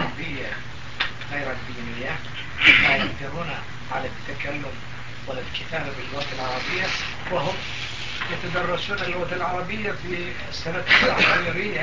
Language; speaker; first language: Arabic; non-native, fluent; Turkish